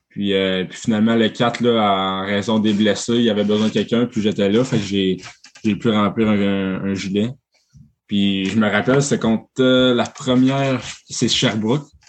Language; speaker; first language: French; native; French